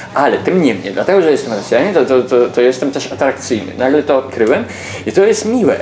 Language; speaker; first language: Polish; non-native, fluent; Russian